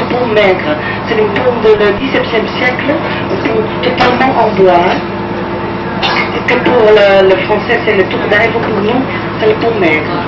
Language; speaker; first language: French; non-native, learner; Dutch